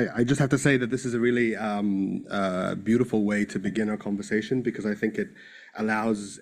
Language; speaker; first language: English; native; English